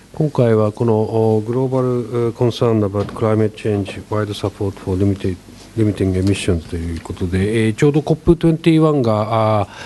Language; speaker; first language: Japanese; native; Japanese